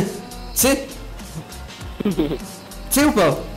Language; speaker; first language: French; native; French